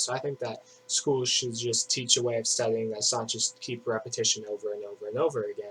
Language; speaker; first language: English; native; English